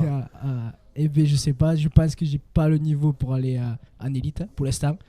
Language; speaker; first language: French; native; French